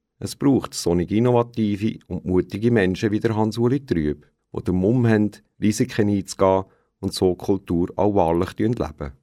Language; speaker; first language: German; native; German